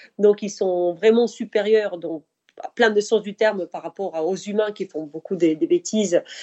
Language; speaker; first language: French; non-native, fluent; Spanish